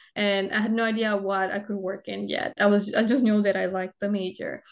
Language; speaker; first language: English; early bilingual, other home language; Spanish